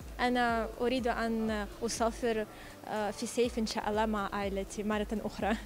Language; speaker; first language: Arabic; non-native, fluent; Ukrainian